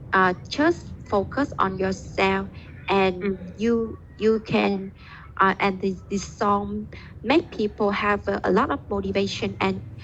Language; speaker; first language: English; non-native, learner; Vietnamese